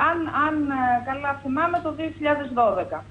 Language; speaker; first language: Greek; native; Greek